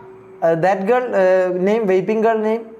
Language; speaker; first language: English; non-native, learner; Malayalam